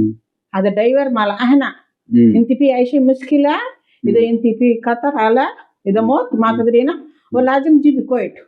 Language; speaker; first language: Arabic; non-native, learner; Telugu